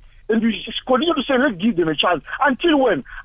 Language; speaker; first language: English; non-native, local second language; Shona